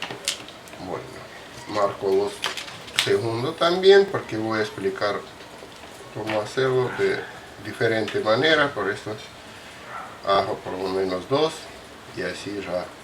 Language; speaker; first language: Spanish; non-native, fluent; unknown